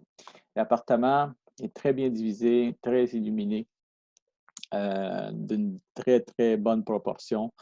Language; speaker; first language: French; non-native, fluent; Spanish